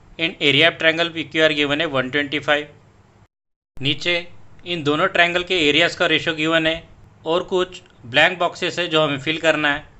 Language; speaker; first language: Hindi; non-native, local second language; Marathi